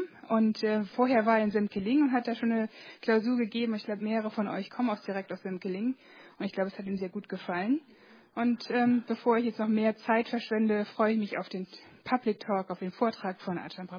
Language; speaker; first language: German; native; German